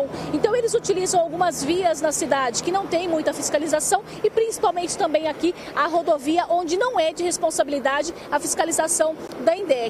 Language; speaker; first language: Portuguese; native; Portuguese